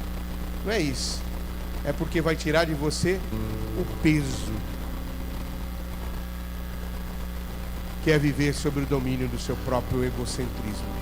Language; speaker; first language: Portuguese; native; Portuguese